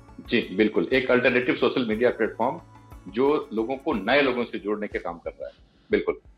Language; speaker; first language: Hindi; native; Hindi